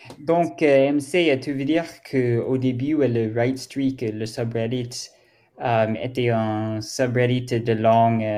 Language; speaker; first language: French; non-native, learner; German